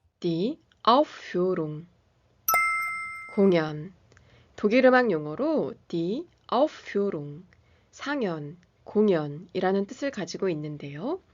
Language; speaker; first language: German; non-native, fluent; Korean